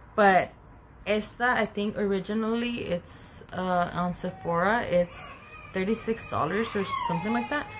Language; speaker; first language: English; early bilingual, other home language; Spanish